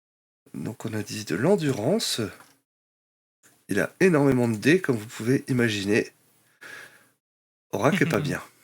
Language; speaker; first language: French; native; French